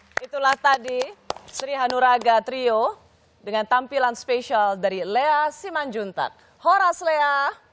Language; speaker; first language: Indonesian; native; Indonesian